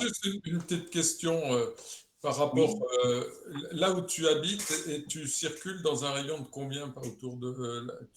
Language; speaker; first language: French; native; French